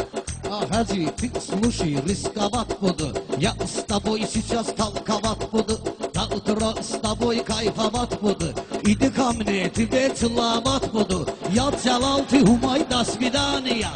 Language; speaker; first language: Russian; non-native, learner; Talysh